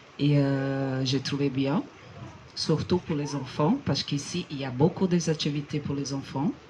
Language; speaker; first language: French; non-native, fluent; Portuguese